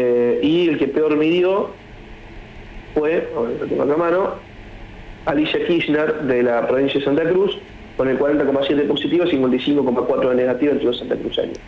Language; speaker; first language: Spanish; native; Spanish